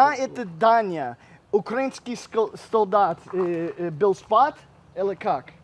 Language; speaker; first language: Russian; non-native, learner; English